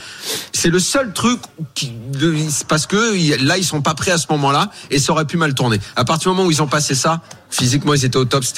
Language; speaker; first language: French; native; French